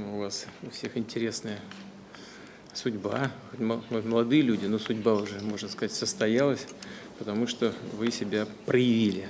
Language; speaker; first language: Russian; native; Russian